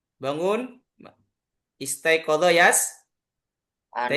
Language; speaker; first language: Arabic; non-native, fluent; Indonesian